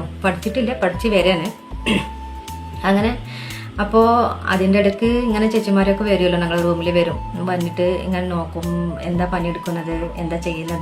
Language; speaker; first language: Malayalam; non-native, local second language; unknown